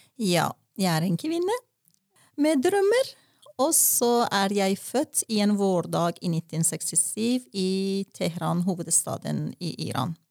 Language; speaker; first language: Norwegian; non-native, fluent; Persian